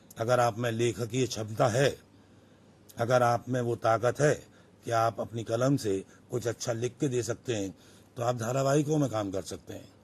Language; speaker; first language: Hindi; native; Hindi